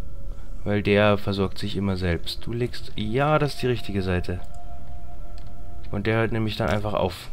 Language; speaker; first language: German; native; German